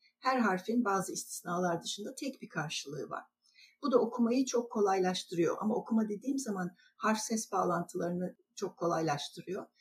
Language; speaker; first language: Turkish; native; Turkish